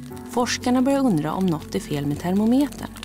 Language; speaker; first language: Swedish; native; Swedish